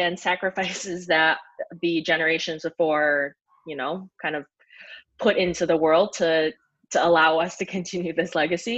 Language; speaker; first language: English; native; English